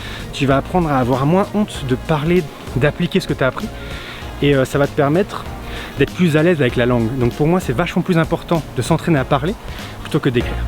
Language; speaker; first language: French; native; French